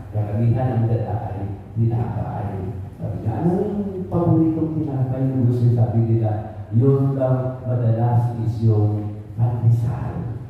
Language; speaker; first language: Filipino; non-native, local second language; Cebuano